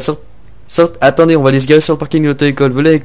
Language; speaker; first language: French; native; French